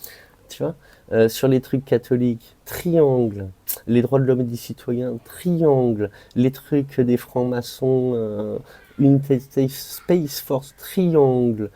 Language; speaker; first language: French; native; French